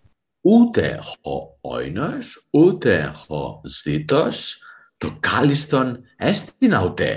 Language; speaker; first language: Greek; non-native, learner; English